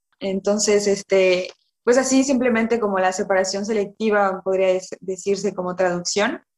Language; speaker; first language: Spanish; native; Spanish